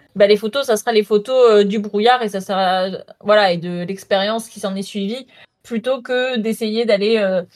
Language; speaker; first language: French; native; French